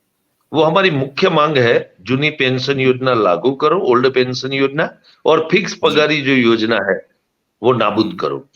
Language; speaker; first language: Hindi; non-native, local second language; Gujarati